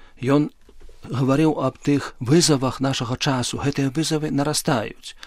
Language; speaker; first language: Belarusian; native; Belarusian